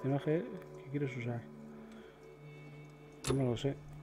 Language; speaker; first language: Spanish; native; Spanish